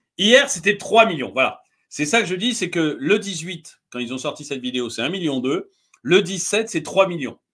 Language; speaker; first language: French; native; French